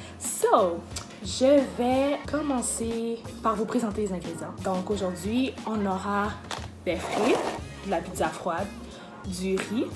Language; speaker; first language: French; native; French